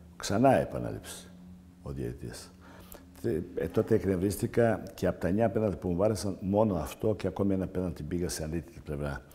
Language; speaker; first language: Greek; non-native, fluent; Serbian